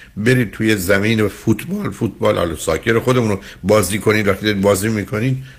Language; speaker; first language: Persian; native; Persian